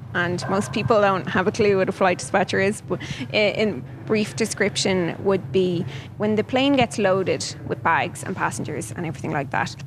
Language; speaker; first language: English; native; English